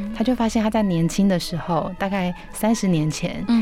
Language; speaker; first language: Chinese; native; Chinese